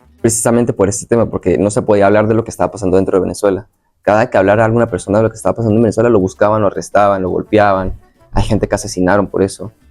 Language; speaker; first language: Spanish; native; Spanish